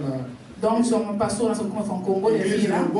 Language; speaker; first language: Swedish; non-native, fluent; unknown